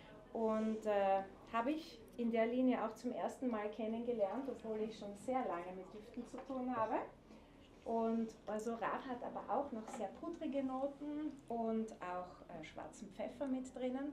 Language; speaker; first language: German; native; German